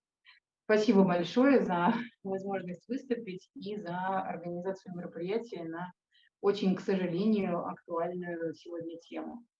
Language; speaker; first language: Russian; native; Russian